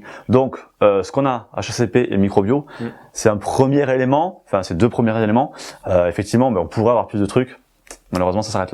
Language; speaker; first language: French; native; French